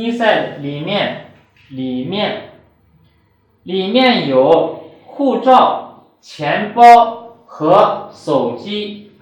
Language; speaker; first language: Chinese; non-native, fluent; Urdu